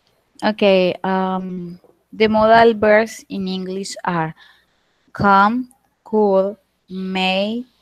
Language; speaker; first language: English; non-native, learner; Spanish